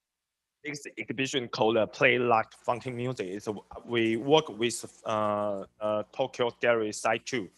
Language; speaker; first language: English; non-native, learner; Chinese